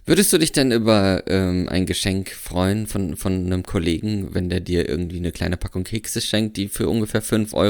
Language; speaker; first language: German; native; German